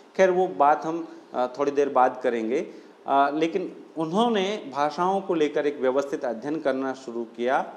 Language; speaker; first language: Hindi; non-native, local second language; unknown